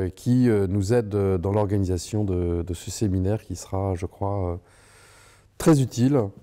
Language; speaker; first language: French; native; French